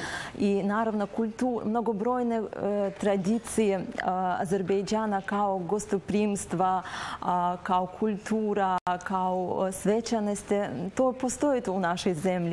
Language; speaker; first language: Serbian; non-native, learner; Azerbaijani